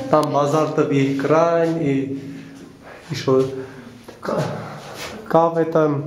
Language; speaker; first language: Russian; non-native, local second language; Armenian